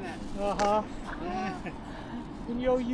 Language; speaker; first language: Chinese; non-native, learner; English